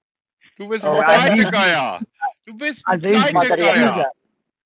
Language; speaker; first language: German; native; German